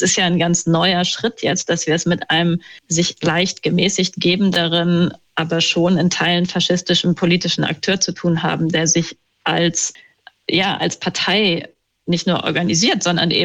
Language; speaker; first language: German; native; German